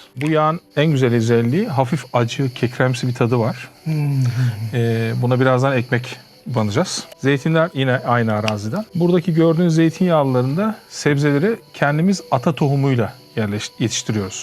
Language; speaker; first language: Turkish; native; Turkish